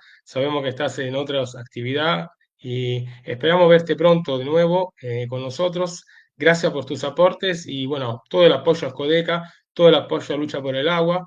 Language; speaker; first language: Spanish; native; Spanish